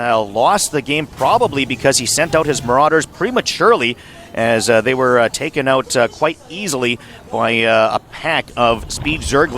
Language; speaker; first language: English; native; English